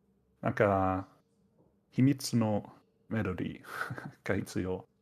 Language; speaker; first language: Japanese; non-native, fluent; Danish